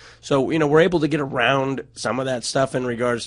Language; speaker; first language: English; native; English